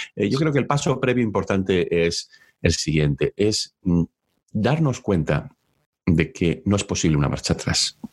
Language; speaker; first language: Spanish; native; Spanish